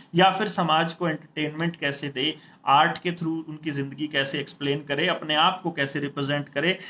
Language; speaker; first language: Hindi; native; Hindi